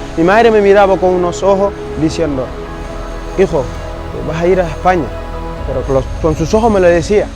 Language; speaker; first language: Spanish; non-native, fluent; Wolof